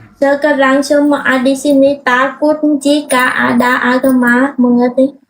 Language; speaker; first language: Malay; non-native, learner; Vietnamese